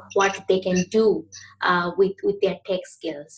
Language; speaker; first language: English; non-native, local second language; Bangla